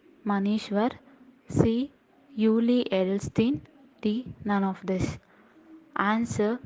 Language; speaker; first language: English; non-native, local second language; Tamil